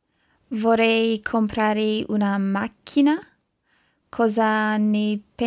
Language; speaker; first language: Italian; non-native, learner; English